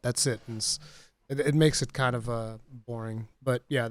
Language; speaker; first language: English; native; English